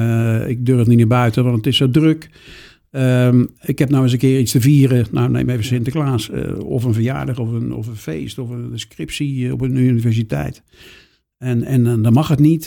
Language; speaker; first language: Dutch; native; Dutch